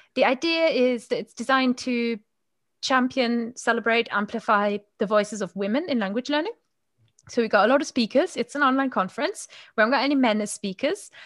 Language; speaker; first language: English; non-native, fluent; German